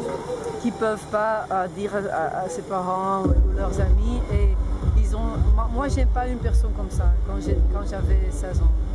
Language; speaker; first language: French; non-native, local second language; Dutch